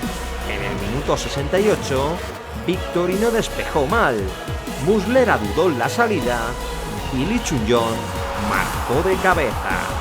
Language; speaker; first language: Spanish; native; Spanish